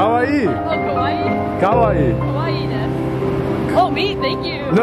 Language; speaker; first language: Japanese; non-native, learner; English